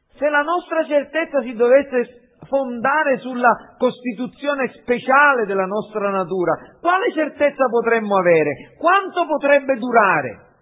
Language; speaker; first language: Italian; native; Italian